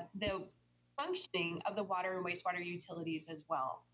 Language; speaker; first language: English; native; English